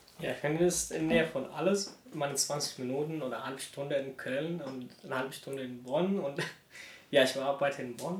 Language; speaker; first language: German; non-native, learner; Arabic